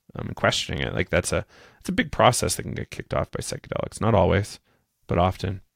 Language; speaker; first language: English; native; English